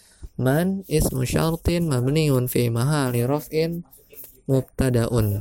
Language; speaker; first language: Arabic; non-native, fluent; Indonesian